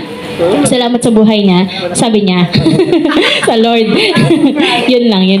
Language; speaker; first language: Filipino; native; Filipino